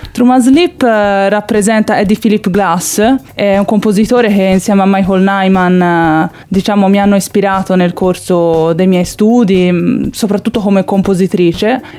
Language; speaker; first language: Italian; native; Italian